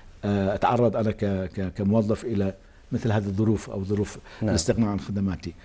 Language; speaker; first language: Arabic; native; Arabic